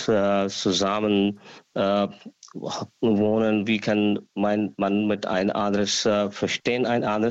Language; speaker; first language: German; non-native, learner; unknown